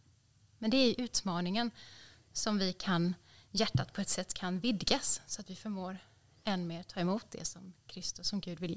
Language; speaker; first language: Swedish; native; Swedish